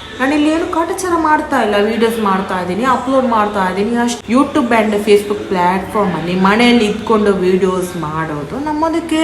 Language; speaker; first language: Kannada; non-native, local second language; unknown